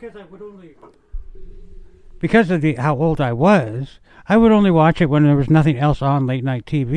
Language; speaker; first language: English; native; English